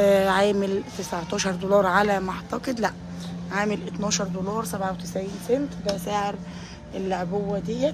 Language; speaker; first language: Arabic; native; Arabic